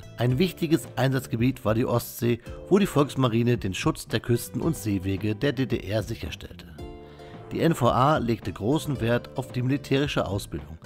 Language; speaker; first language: German; native; German